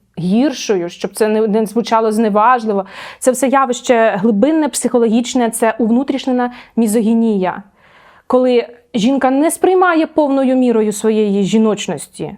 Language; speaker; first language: Ukrainian; native; Ukrainian